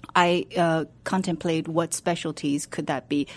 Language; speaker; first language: English; non-native, fluent; Chinese